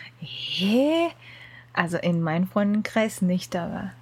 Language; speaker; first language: German; non-native, learner; Japanese